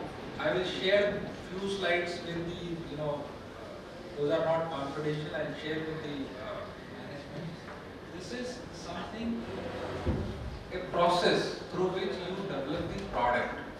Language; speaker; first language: English; non-native, local second language; Hindi